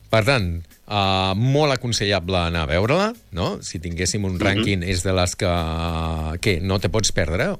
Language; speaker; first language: Catalan; native; Catalan